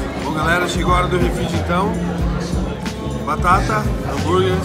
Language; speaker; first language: Portuguese; native; Portuguese